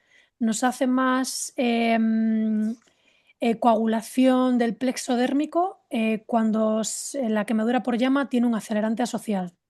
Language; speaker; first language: Spanish; native; Spanish